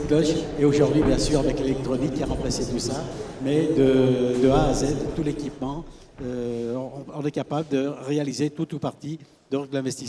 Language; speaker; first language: French; native; French